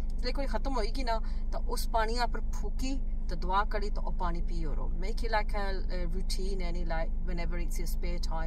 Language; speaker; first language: English; early bilingual, other home language; Punjabi